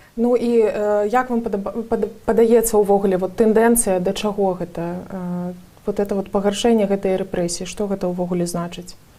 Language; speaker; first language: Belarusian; non-native, local second language; Russian